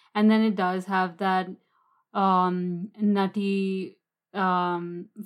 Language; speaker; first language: English; non-native, local second language; Hindi